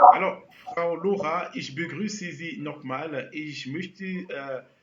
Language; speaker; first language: German; non-native, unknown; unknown